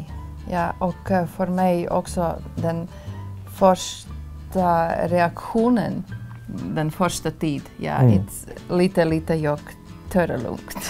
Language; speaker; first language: Swedish; non-native, learner; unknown